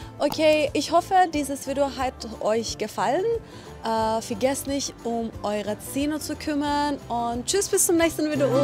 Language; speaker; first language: German; non-native, fluent; Persian